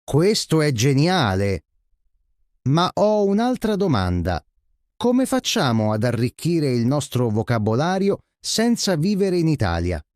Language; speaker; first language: Italian; non-native, fluent; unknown